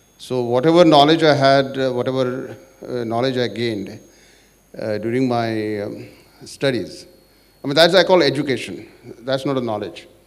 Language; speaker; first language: English; non-native, local second language; Marathi